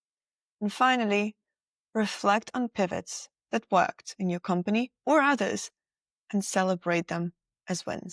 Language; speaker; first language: English; non-native, fluent; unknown